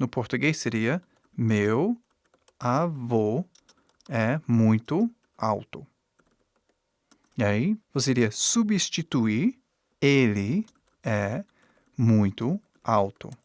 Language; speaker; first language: Portuguese; non-native, fluent; English